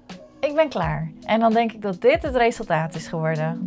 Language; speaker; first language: Dutch; native; Dutch